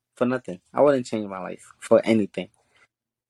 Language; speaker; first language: English; early bilingual, other home language; Haitian Creole